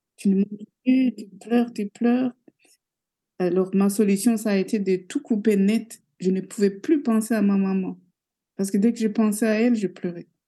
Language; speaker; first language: French; non-native, local second language; Rundi